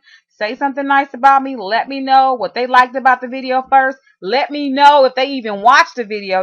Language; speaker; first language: English; native; English